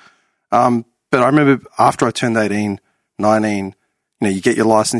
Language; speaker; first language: English; native; English